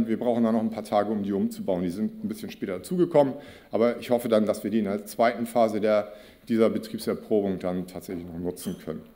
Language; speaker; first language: German; native; German